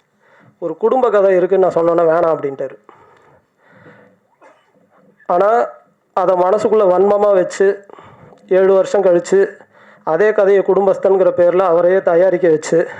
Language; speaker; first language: Tamil; native; Tamil